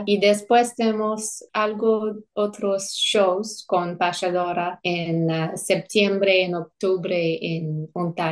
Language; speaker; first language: Spanish; non-native, fluent; English